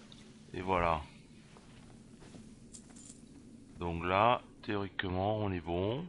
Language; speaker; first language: French; native; French